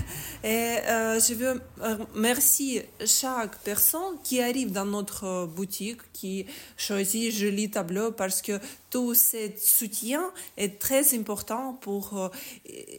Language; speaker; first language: French; non-native, learner; Ukrainian